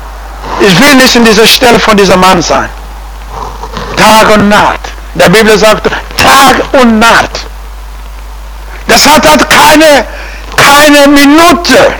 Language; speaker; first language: German; non-native, fluent; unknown